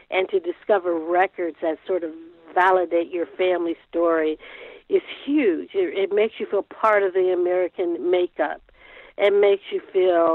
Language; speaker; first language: English; native; English